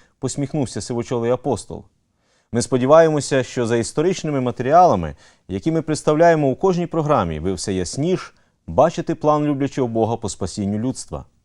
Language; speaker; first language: Ukrainian; native; Ukrainian